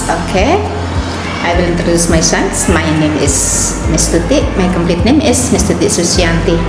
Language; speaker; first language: English; non-native, learner; Indonesian